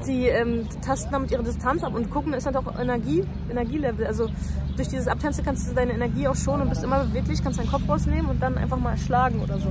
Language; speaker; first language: German; native; German